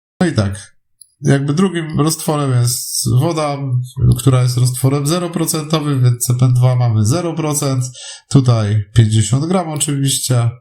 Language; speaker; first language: Polish; native; Polish